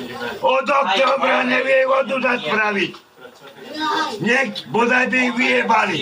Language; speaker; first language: Slovak; native; Slovak